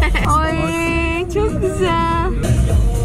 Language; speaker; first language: Turkish; non-native, learner; Indonesian